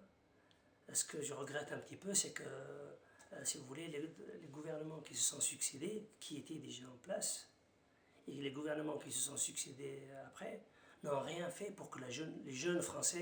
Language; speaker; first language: French; non-native, local second language; Arabic